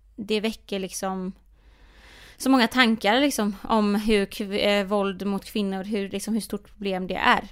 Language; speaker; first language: Swedish; native; Swedish